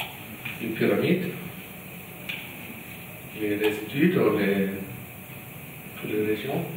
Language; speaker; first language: French; non-native, learner; German